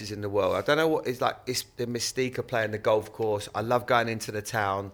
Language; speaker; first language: English; native; English